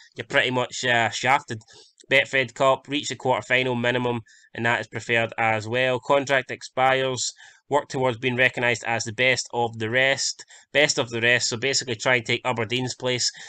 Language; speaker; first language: English; native; English